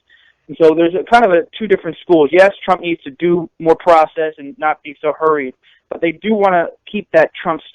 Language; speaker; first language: English; native; English